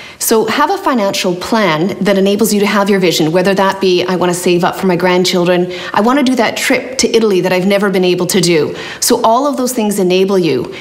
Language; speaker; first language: English; native; English